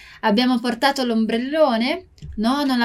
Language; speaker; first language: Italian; non-native, fluent; Portuguese